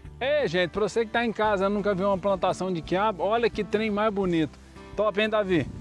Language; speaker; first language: Portuguese; native; Portuguese